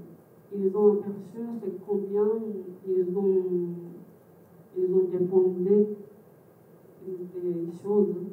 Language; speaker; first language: French; non-native, fluent; Japanese